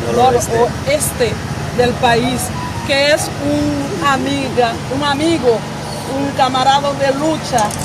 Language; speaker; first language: Spanish; non-native, local second language; Haitian Creole